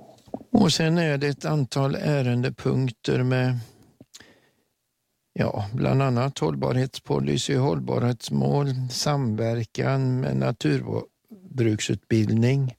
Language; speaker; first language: Swedish; native; Swedish